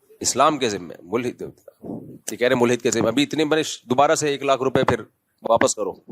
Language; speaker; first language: Urdu; native; Urdu